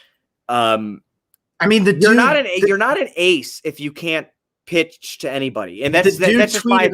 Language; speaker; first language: English; native; English